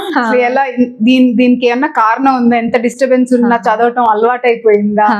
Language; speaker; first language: Telugu; native; Telugu